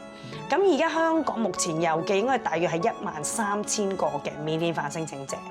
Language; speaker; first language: Cantonese; native; Cantonese